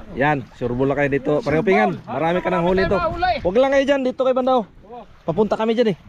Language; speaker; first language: Filipino; native; Filipino